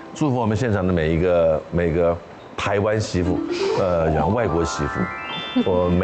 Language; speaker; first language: Chinese; native; Chinese